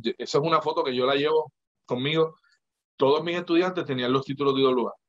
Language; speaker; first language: Spanish; native; Spanish